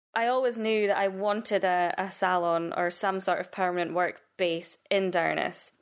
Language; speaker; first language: English; native; English